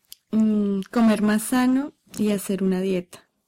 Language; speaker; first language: Spanish; native; Spanish